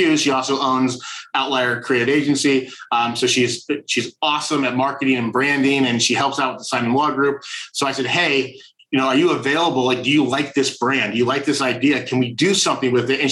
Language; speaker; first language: English; native; English